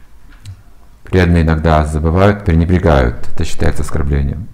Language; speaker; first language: Russian; native; Russian